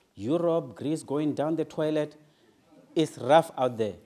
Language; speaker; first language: English; non-native, local second language; Northern Sotho